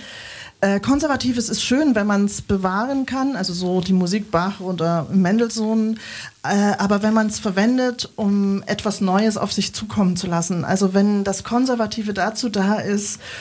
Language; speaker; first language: German; native; German